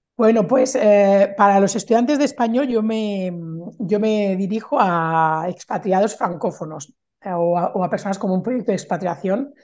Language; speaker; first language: Spanish; native; Spanish